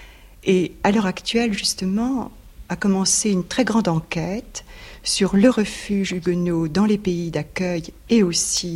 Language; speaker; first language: French; native; French